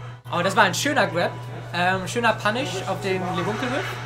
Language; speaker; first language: German; native; German